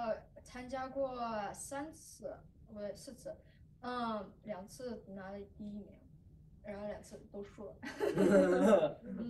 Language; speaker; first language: Chinese; early bilingual, heritage; Chinese